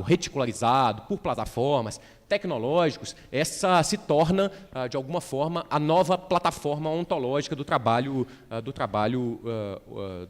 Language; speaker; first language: Portuguese; native; Portuguese